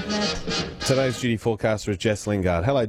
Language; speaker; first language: English; native; English